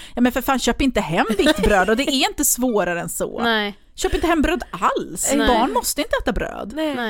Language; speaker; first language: Swedish; early bilingual, other home language; Greek